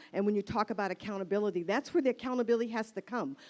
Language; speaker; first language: English; native; English